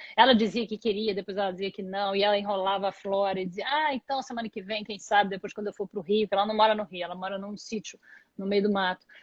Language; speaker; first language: Portuguese; native; Portuguese